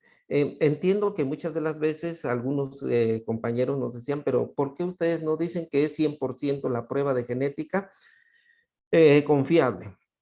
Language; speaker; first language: Spanish; native; Spanish